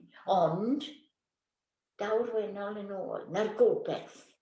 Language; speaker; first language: Welsh; native; Welsh